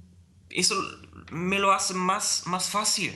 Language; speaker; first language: Spanish; non-native, fluent; German